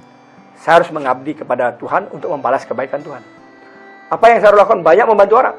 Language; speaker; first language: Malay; non-native, local second language; Balinese